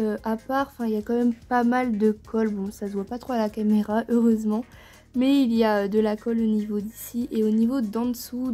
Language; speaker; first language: French; native; French